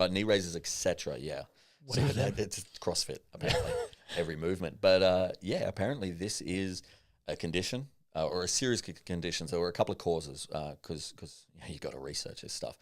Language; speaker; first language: English; native; English